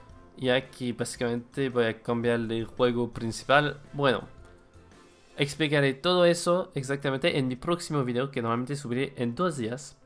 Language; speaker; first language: Spanish; non-native, fluent; French